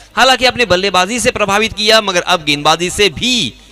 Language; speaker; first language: Hindi; non-native, local second language; Marathi